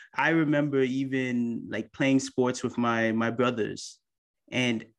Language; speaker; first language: English; early bilingual, other home language; Akan